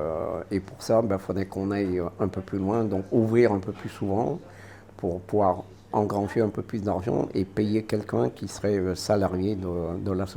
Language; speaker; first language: French; native; French